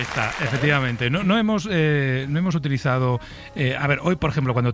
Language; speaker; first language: Spanish; native; Spanish